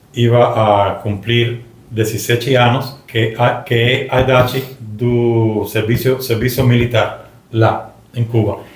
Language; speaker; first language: Portuguese; non-native, learner; Spanish